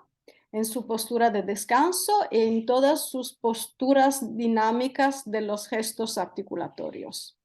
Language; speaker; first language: Spanish; non-native, fluent; Italian